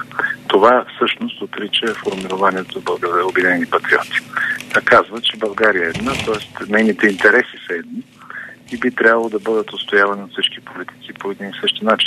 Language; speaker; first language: Bulgarian; native; Bulgarian